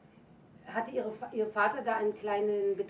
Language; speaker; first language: German; native; German